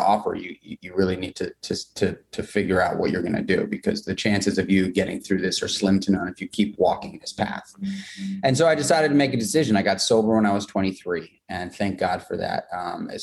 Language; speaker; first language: English; native; English